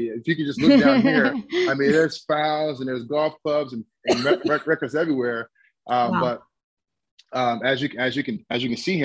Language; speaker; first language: English; native; English